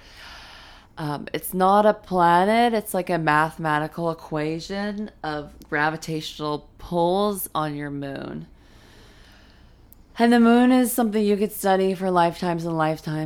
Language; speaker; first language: English; native; English